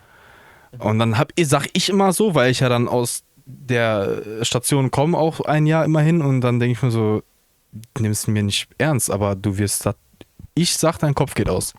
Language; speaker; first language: German; native; German